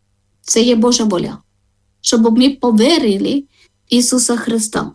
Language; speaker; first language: Ukrainian; non-native, learner; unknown